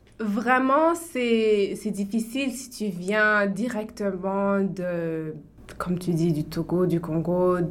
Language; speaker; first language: French; early bilingual, heritage; French